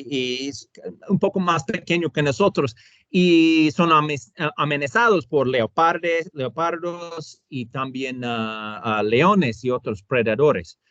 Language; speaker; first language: Spanish; non-native, fluent; English